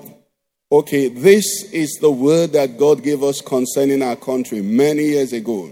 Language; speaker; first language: English; non-native, local second language; Igbo